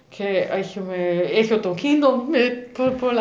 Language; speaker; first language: Greek; non-native, learner; German